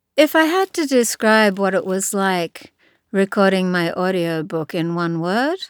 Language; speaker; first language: English; native; English